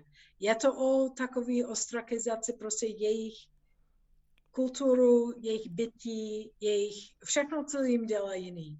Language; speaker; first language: Czech; non-native, fluent; English